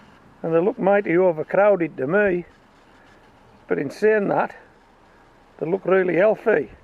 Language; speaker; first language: English; native; English